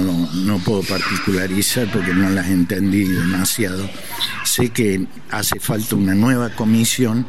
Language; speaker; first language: Spanish; native; Spanish